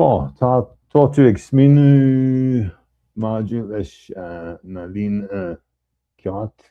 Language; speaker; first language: Irish; non-native, learner; English